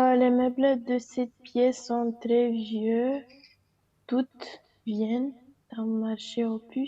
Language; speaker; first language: French; non-native, learner; Romanian